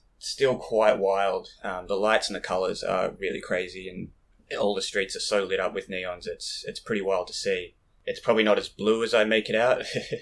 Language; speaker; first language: English; native; English